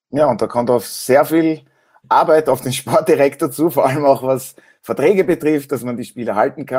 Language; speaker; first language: German; native; German